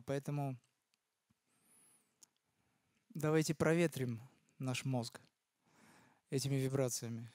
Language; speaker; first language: Russian; native; Russian